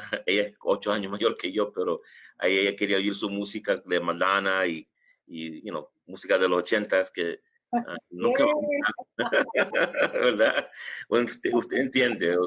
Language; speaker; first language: Spanish; early bilingual, heritage; English